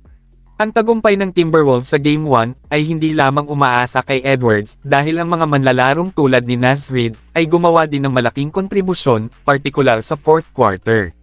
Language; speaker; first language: Filipino; native; Filipino